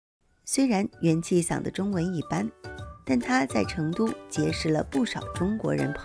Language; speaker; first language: Chinese; native; Chinese